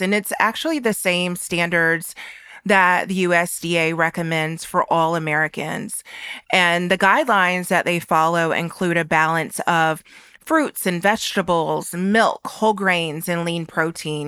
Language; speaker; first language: English; native; English